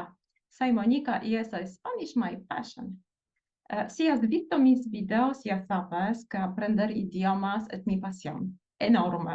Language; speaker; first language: Spanish; non-native, fluent; Portuguese